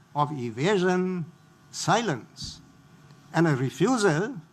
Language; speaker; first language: English; non-native, local second language; Sinhala